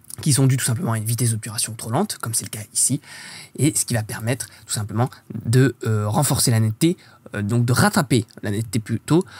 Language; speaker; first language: French; native; French